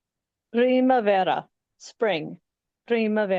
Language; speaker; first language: Spanish; non-native, learner; English